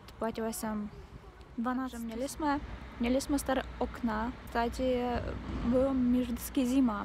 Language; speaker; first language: Czech; non-native, learner; Russian